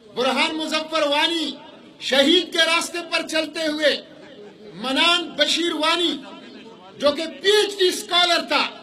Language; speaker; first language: Urdu; non-native, local second language; Pashto